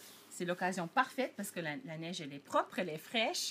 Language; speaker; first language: French; early bilingual, heritage; French